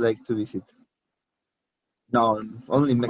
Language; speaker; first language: English; non-native, learner; Spanish